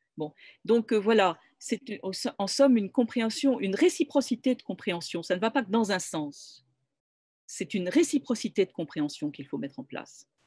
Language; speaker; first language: French; native; French